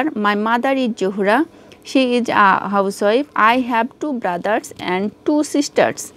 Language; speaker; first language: English; non-native, fluent; Bangla